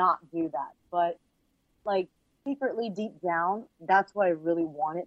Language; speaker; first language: English; early bilingual, other home language; Chinese